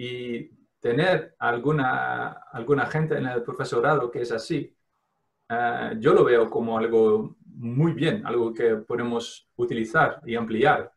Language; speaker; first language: Spanish; non-native, fluent; Dutch